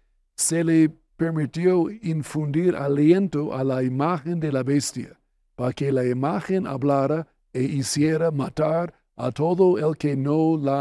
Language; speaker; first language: Spanish; non-native, fluent; English